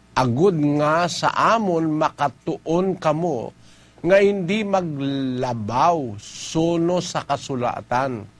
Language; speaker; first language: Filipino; native; Filipino